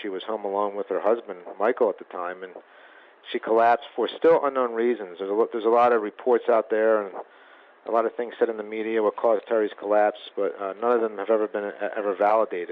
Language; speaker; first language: English; native; English